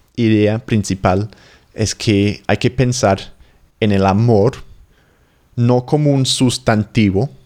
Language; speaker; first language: Spanish; non-native, fluent; English